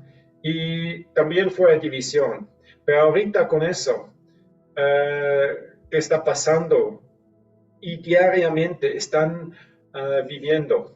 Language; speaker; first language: Spanish; non-native, fluent; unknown